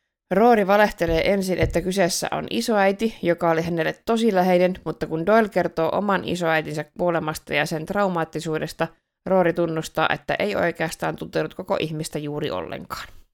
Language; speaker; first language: Finnish; native; Finnish